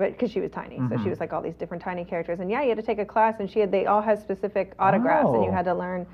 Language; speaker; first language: English; native; English